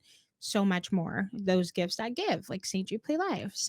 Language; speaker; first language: English; native; English